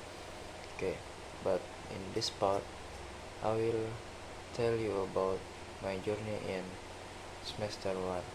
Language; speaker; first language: English; non-native, learner; Indonesian